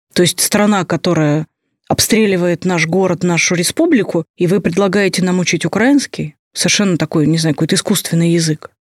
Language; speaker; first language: Russian; native; Russian